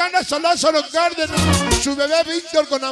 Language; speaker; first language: Spanish; native; Spanish